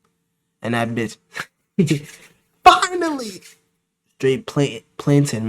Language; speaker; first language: English; native; English